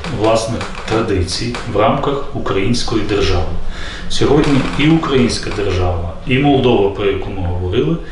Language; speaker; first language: Ukrainian; non-native, local second language; Gagauz